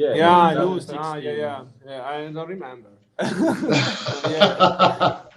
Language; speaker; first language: English; non-native, learner; Italian